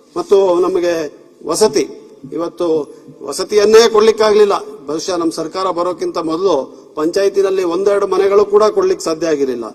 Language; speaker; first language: Kannada; non-native, local second language; Kodava